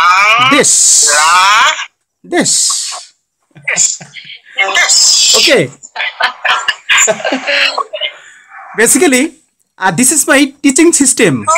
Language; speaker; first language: English; non-native, learner; Bangla